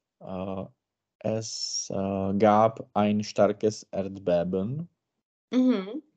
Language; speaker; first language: German; non-native, learner; Czech